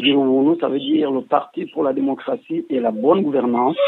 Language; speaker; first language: French; non-native, local second language; Rundi